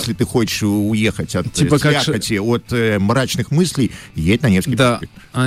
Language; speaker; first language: Russian; native; Russian